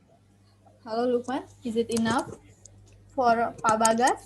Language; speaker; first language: English; non-native, learner; Indonesian